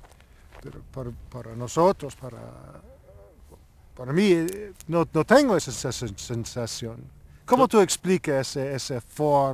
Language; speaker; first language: Spanish; non-native, learner; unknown